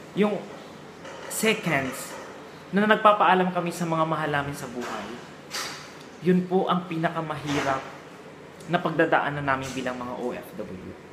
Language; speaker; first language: Filipino; native; Filipino